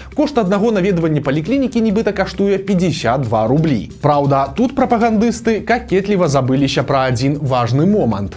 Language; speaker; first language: Belarusian; native; Belarusian